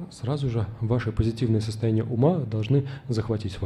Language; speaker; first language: Russian; native; Russian